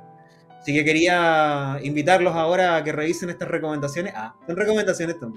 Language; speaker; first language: Spanish; native; Spanish